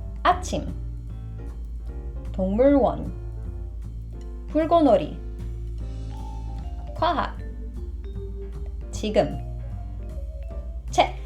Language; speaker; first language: Korean; non-native, fluent; English